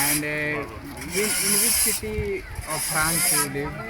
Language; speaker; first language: English; non-native, local second language; Hindi